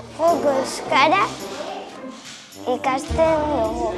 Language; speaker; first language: Basque; non-native, local second language; Spanish